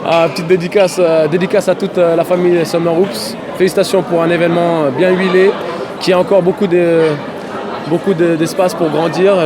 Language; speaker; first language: French; native; French